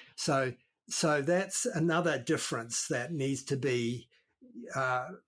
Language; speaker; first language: English; native; English